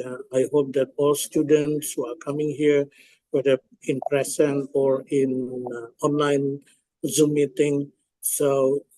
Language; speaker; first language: English; non-native, fluent; Indonesian